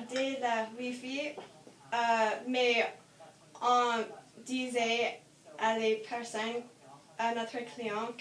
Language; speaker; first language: French; non-native, learner; English